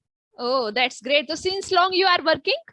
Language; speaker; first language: English; non-native, local second language; Hindi